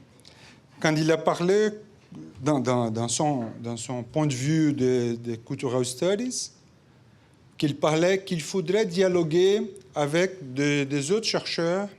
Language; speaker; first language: French; non-native, fluent; Portuguese